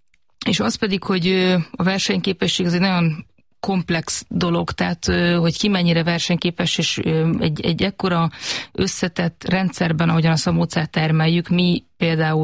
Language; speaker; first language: Hungarian; native; Hungarian